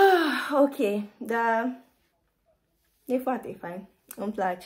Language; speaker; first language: Romanian; non-native, fluent; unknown